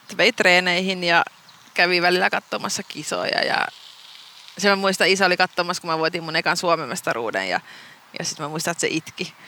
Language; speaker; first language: Finnish; non-native, local second language; Swedish